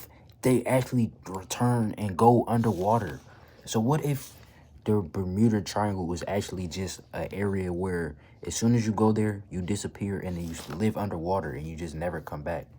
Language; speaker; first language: English; native; English